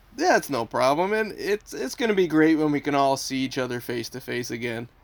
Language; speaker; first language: English; native; English